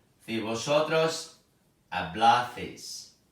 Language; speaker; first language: Spanish; non-native, fluent; Portuguese